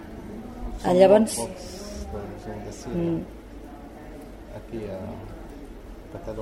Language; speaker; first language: Catalan; non-native, learner; Arabic